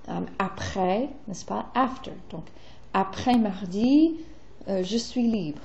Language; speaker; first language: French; non-native, fluent; English